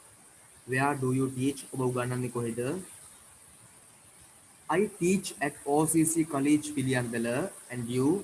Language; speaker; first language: English; non-native, local second language; Sinhala